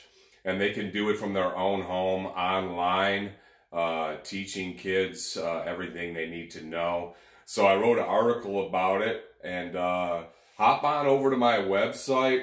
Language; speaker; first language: English; native; English